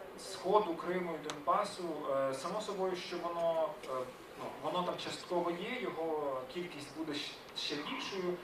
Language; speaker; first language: Ukrainian; native; Ukrainian